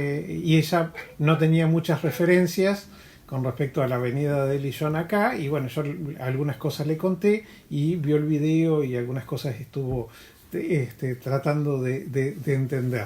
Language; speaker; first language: Spanish; native; Spanish